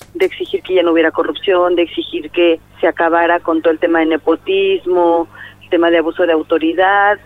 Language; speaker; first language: Spanish; native; Spanish